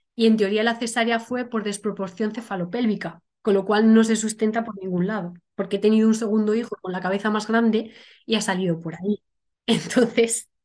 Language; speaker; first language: Spanish; native; Spanish